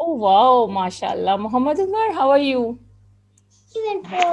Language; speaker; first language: English; non-native, local second language; Urdu